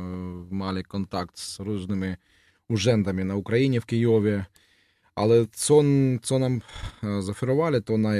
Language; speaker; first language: Polish; non-native, learner; Russian